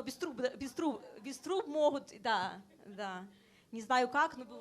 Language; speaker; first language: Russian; early bilingual, heritage; Russian